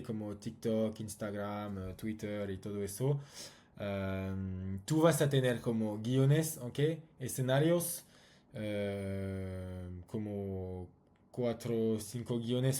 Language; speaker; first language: Spanish; non-native, learner; French